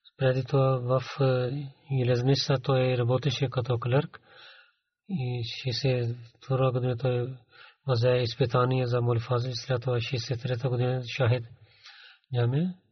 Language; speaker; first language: Bulgarian; non-native, learner; Urdu